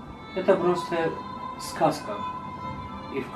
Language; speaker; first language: Russian; non-native, learner; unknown